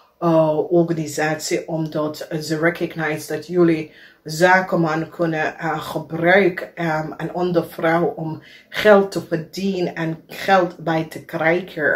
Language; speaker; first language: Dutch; non-native, learner; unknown